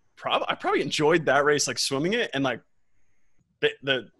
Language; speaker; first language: English; native; English